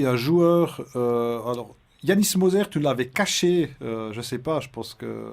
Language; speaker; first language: French; native; French